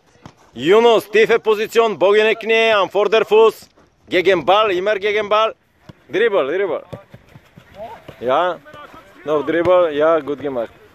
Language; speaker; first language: German; non-native, learner; Bulgarian